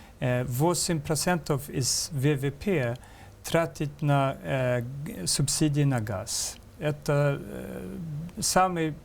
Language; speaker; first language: Russian; non-native, fluent; Swedish